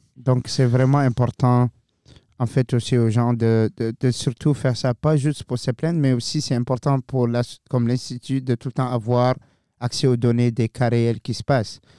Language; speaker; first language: French; non-native, fluent; Arabic